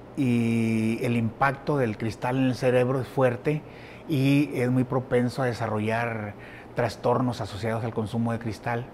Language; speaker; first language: Spanish; native; Spanish